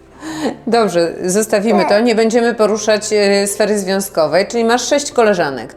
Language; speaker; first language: Polish; native; Polish